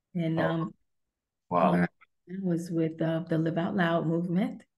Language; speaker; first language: English; native; English